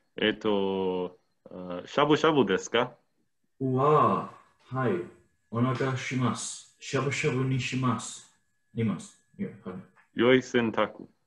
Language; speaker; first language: Japanese; non-native, learner; English